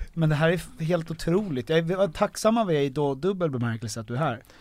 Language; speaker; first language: Swedish; native; Swedish